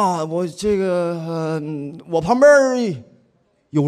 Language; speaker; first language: Chinese; native; Chinese